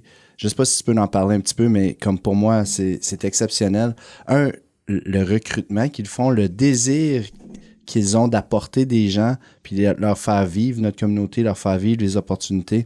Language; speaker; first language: French; native; French